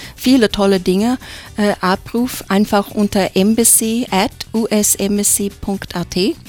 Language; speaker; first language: German; non-native, fluent; English